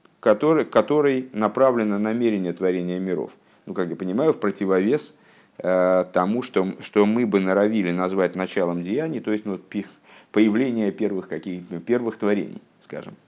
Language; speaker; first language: Russian; native; Russian